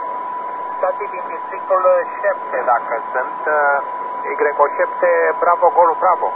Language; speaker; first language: Romanian; native; Romanian